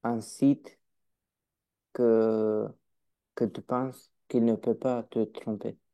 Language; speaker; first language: French; non-native, learner; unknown